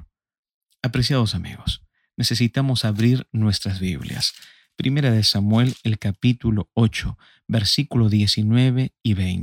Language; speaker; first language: Spanish; native; Spanish